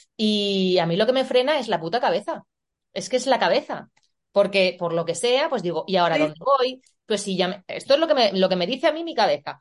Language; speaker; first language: Spanish; native; Spanish